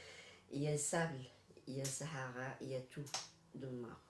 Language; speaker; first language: French; non-native, local second language; Arabic